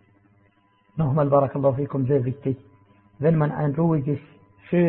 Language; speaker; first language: German; non-native, fluent; Arabic